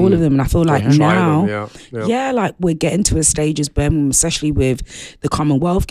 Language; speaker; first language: English; native; English